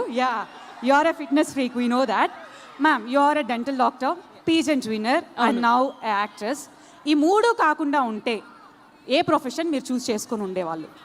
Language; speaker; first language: Telugu; native; Telugu